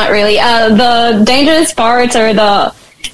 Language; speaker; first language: English; non-native, local second language; Filipino